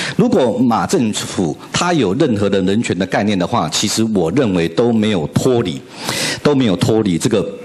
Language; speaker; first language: Chinese; native; Chinese